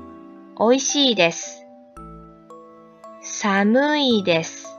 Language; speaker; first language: Japanese; non-native, fluent; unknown